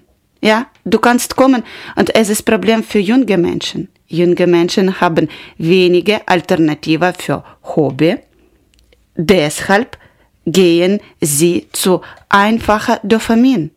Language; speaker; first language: German; non-native, learner; Ukrainian